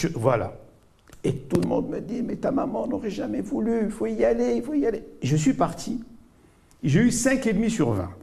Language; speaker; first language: French; non-native, local second language; Arabic